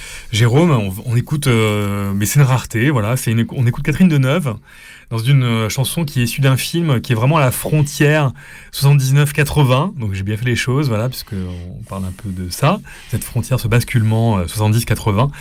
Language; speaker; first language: French; native; French